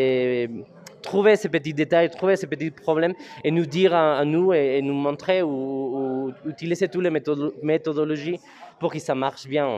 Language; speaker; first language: French; non-native, fluent; Spanish